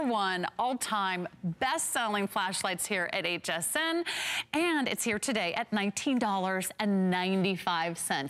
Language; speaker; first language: English; native; English